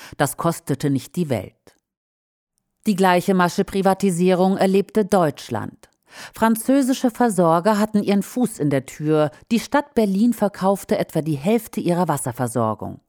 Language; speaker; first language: German; native; German